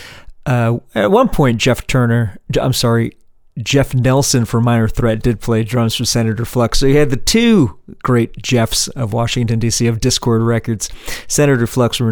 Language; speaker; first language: English; native; English